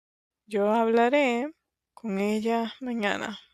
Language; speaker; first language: Spanish; non-native, fluent; English